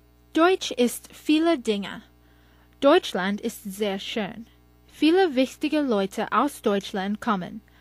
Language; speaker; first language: German; non-native, learner; English